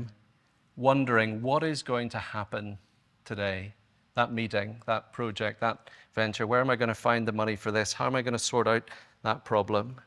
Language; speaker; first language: English; native; English